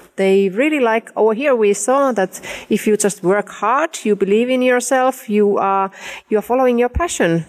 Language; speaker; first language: English; non-native, fluent; Finnish